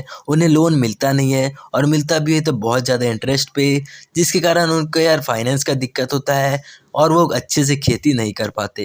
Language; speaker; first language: Hindi; native; Hindi